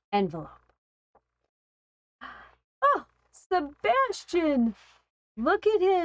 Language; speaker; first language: English; native; English